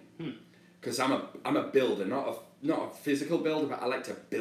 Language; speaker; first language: English; native; English